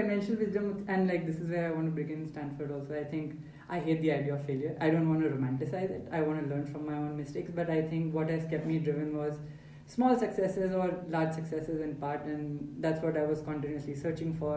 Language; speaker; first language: English; non-native, local second language; Hindi